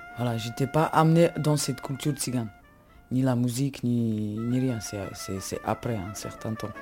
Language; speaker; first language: French; non-native, fluent; Slovak